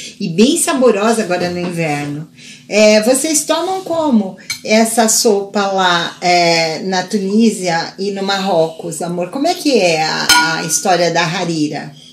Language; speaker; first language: Portuguese; native; Portuguese